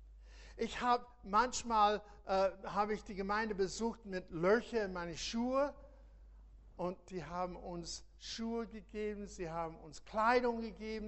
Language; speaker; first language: German; non-native, fluent; English